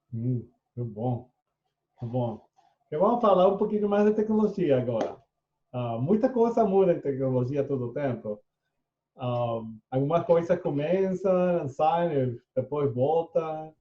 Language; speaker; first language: Portuguese; non-native, fluent; Spanish